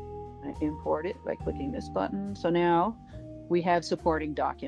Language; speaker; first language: English; native; English